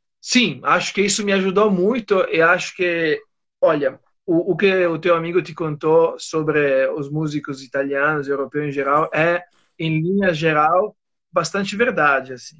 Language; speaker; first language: Portuguese; non-native, fluent; Italian